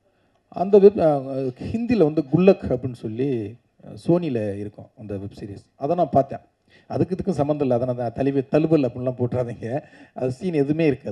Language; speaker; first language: Tamil; native; Tamil